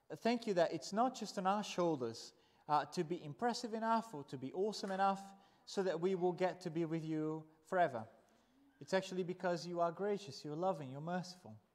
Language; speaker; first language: English; non-native, fluent; Portuguese